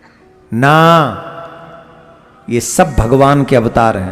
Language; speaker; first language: Hindi; native; Hindi